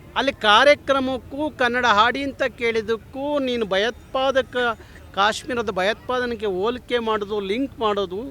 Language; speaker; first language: Kannada; native; Kannada